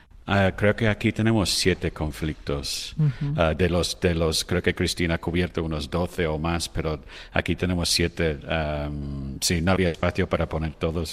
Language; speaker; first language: Spanish; non-native, fluent; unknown